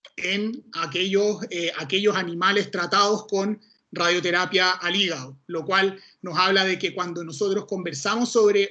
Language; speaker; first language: Spanish; native; Spanish